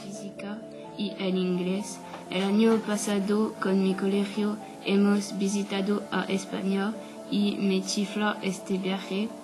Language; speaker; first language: Spanish; non-native, learner; French